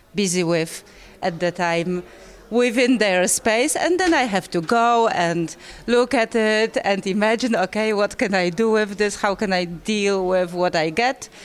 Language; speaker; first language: English; non-native, fluent; Polish